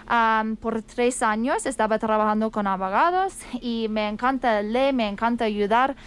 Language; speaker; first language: Spanish; non-native, fluent; English